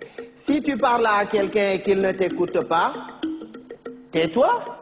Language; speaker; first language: French; non-native, local second language; Fula